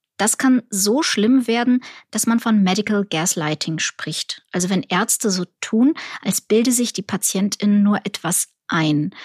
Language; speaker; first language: German; early bilingual, other home language; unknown